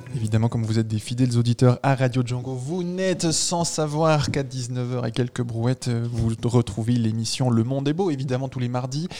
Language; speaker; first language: French; native; French